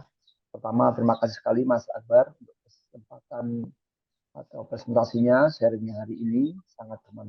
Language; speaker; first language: Indonesian; native; Indonesian